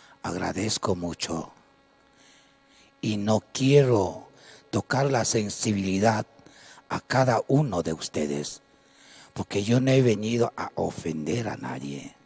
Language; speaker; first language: Spanish; non-native, local second language; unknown